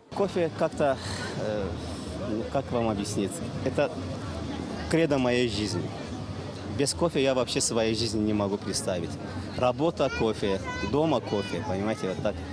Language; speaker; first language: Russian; non-native, local second language; Ukrainian